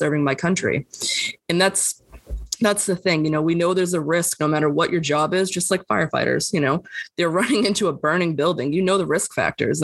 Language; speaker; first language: English; native; English